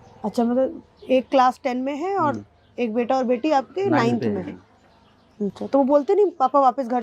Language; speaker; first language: Hindi; native; Hindi